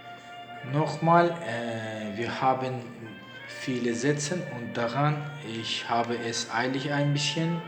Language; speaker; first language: German; non-native, learner; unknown